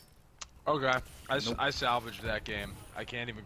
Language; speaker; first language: English; native; English